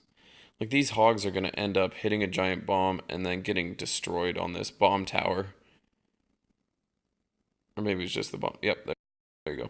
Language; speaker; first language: English; native; English